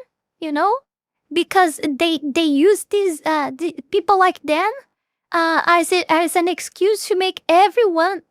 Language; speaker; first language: English; non-native, fluent; Portuguese